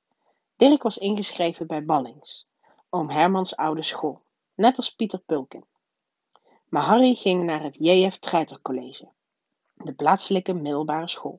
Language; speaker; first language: Dutch; native; Dutch